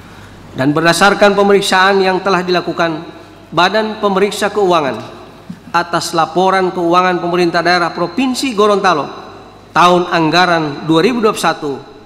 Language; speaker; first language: Indonesian; native; Indonesian